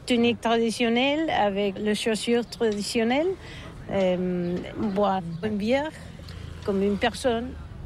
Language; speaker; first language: French; non-native, learner; Spanish